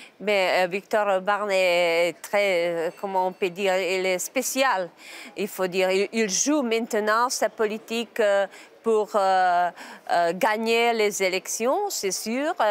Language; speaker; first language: French; non-native, learner; Czech